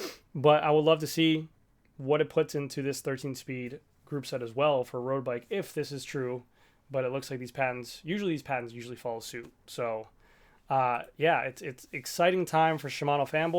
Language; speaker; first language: English; native; English